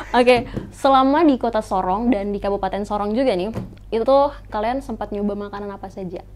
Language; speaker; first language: Indonesian; native; Indonesian